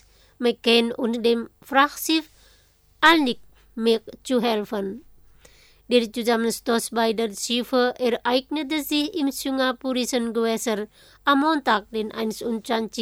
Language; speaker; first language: German; non-native, fluent; Indonesian